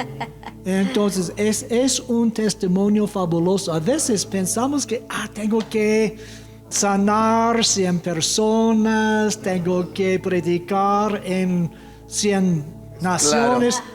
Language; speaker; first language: Spanish; non-native, fluent; English